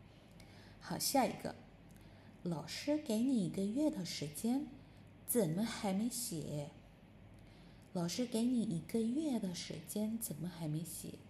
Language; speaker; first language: Chinese; non-native, fluent; Indonesian